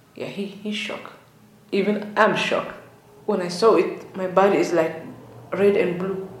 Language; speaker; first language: English; non-native, learner; Tigrinya